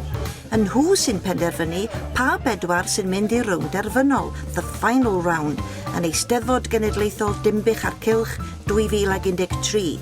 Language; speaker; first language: Welsh; native; Welsh